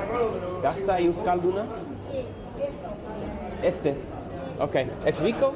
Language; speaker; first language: Spanish; non-native, learner; English